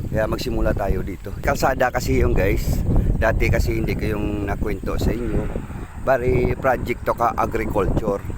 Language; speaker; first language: Filipino; non-native, local second language; Cebuano